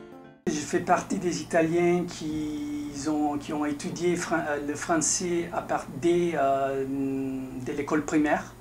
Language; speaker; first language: French; non-native, fluent; Italian